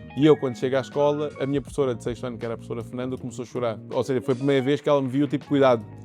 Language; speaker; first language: Portuguese; early bilingual, other home language; Kabuverdianu